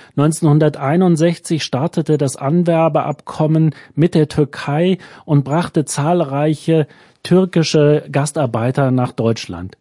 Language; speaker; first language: German; native; German